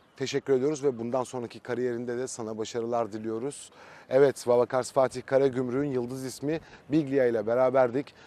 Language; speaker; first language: Turkish; native; Turkish